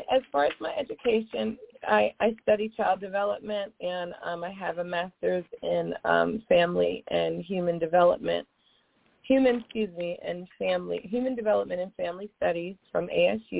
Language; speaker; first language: English; native; English